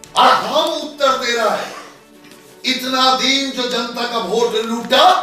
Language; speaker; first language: Hindi; non-native, local second language; Bangla